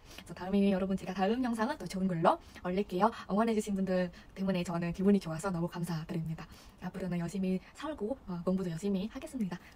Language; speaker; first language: Korean; non-native, fluent; Indonesian